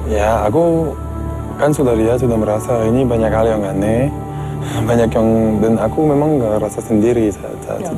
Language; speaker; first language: Indonesian; non-native, fluent; English